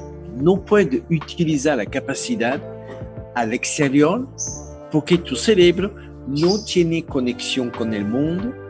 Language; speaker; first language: Spanish; non-native, learner; French